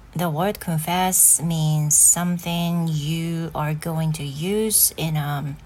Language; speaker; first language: English; non-native, learner; Japanese